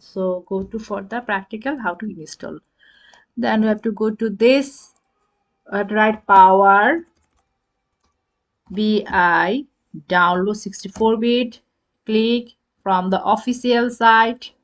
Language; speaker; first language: English; non-native, fluent; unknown